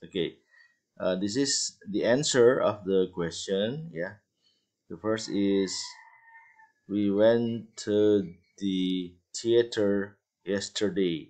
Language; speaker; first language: English; non-native, fluent; Indonesian